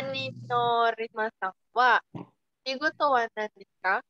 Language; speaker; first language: Japanese; non-native, learner; Indonesian